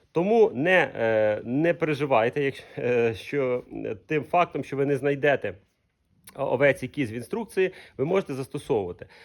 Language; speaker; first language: Ukrainian; non-native, local second language; Russian